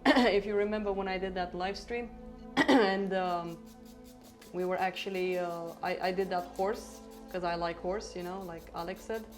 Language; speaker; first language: English; non-native, fluent; Romanian